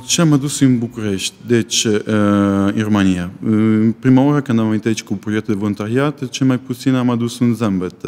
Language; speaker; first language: Romanian; non-native, fluent; Italian